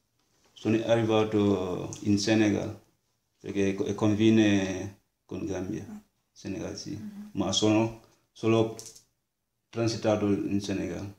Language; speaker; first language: Italian; non-native, learner; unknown